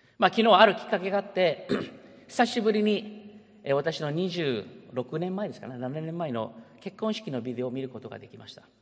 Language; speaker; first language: Japanese; early bilingual, heritage; Japanese